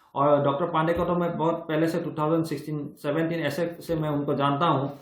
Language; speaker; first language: Hindi; non-native, local second language; Assamese